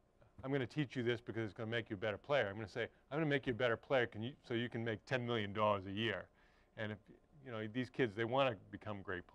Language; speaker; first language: English; native; English